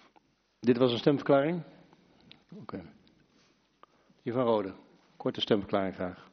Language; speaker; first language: Dutch; native; Dutch